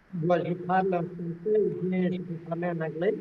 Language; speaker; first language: French; non-native, learner; Malayalam